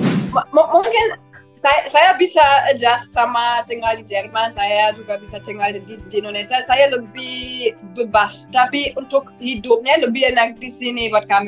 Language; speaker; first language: Indonesian; non-native, fluent; German